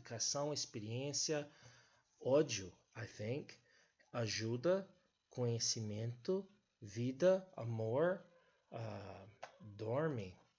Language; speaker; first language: Portuguese; non-native, fluent; English